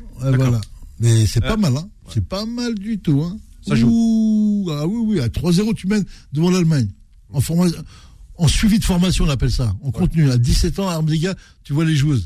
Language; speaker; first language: French; native; French